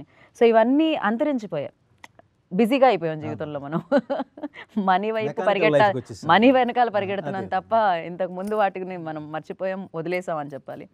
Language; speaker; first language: Telugu; native; Telugu